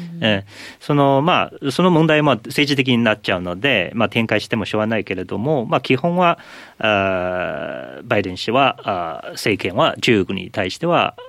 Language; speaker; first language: Japanese; non-native, fluent; Chinese